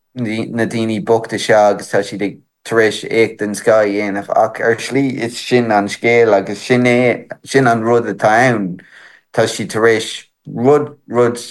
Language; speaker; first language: Irish; non-native, local second language; English